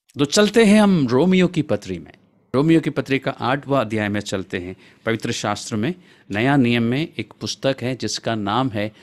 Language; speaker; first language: Hindi; non-native, local second language; Malayalam